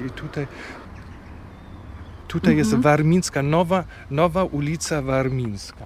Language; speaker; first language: Polish; non-native, fluent; German